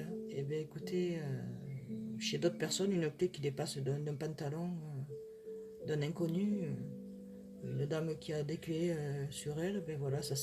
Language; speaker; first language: French; native; French